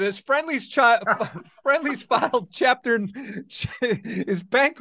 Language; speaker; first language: English; native; English